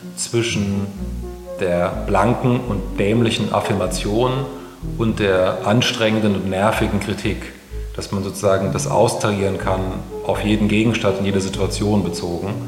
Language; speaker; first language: German; native; German